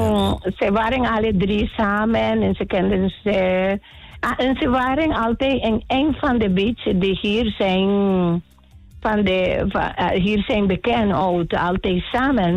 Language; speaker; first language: Dutch; non-native, learner; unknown